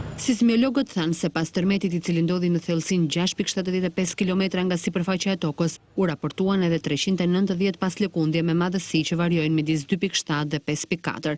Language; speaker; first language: Albanian; native; Albanian